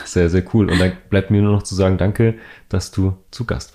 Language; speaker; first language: German; native; German